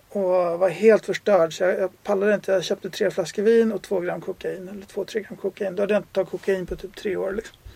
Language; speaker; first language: Swedish; native; Swedish